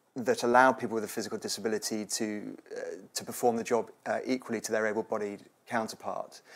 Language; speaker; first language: English; native; English